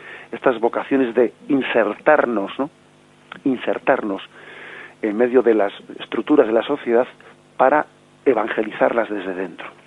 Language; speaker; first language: Spanish; native; Spanish